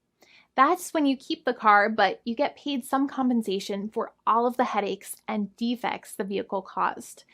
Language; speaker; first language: English; native; English